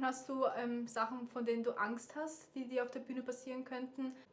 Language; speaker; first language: German; native; German